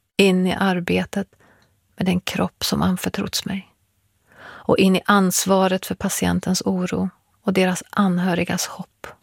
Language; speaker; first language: Swedish; early bilingual, other home language; Persian